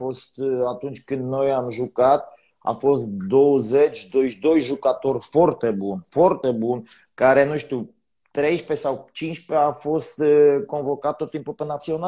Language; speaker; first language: Romanian; non-native, learner; Polish